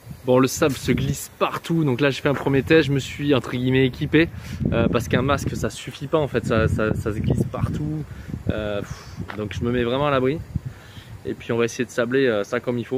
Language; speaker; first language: French; native; French